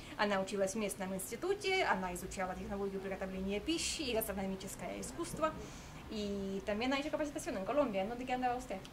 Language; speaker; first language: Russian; native; Russian